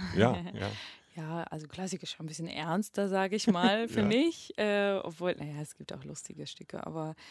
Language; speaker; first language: German; non-native, fluent; Russian